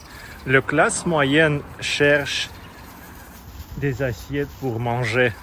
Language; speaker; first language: French; non-native, fluent; Russian